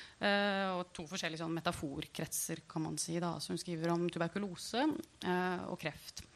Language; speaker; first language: Norwegian; native; Norwegian